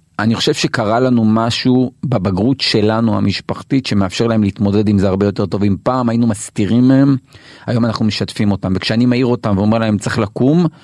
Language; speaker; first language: Hebrew; native; Hebrew